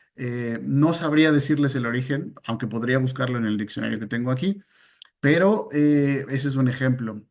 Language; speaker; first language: Spanish; native; Spanish